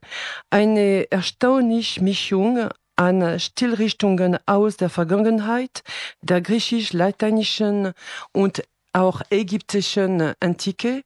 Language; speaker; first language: German; non-native, fluent; French